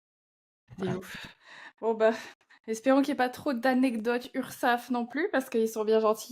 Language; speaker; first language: French; native; French